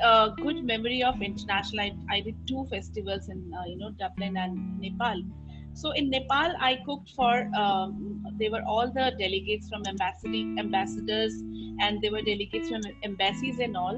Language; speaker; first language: English; non-native, local second language; Assamese